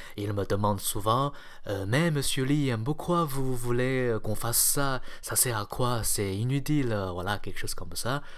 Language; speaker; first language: French; non-native, fluent; Chinese